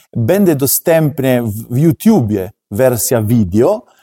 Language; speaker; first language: Polish; non-native, learner; Italian